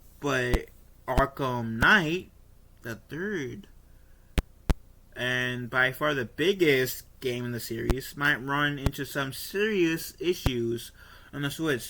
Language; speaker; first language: English; native; English